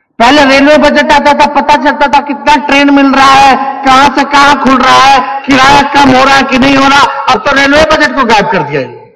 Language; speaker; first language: Hindi; native; Hindi